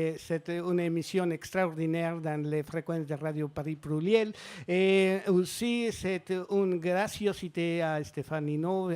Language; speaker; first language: French; non-native, fluent; Spanish